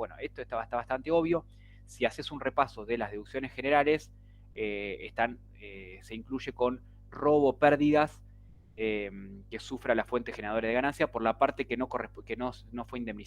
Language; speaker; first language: Spanish; native; Spanish